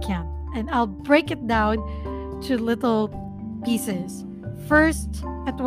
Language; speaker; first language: English; non-native, local second language; Filipino